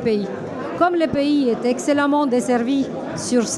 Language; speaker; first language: French; native; French